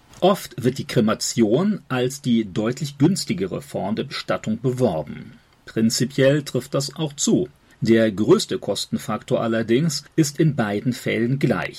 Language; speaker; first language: German; native; German